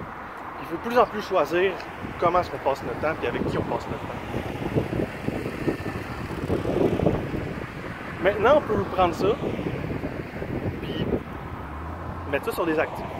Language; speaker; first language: French; native; French